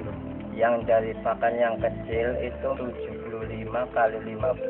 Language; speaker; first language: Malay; non-native, local second language; Javanese